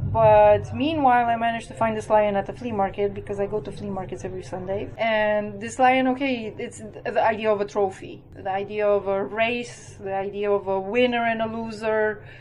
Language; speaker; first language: English; non-native, fluent; Romanian